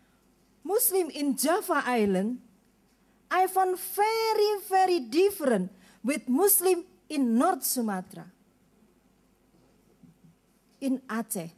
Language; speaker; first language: English; non-native, learner; Indonesian